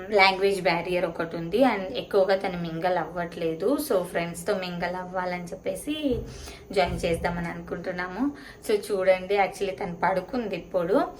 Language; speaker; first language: Telugu; non-native, local second language; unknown